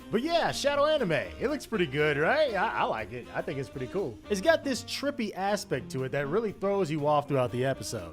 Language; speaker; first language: English; native; English